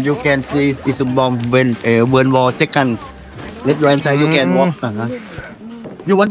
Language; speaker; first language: English; non-native, learner; Thai